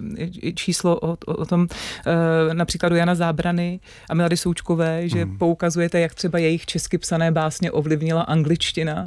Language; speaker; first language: Czech; native; Czech